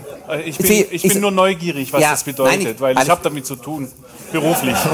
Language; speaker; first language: German; native; German